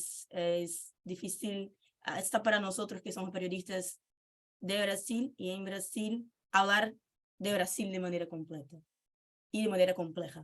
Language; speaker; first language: Spanish; non-native, fluent; Portuguese